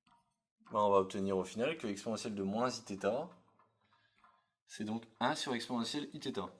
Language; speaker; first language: French; native; French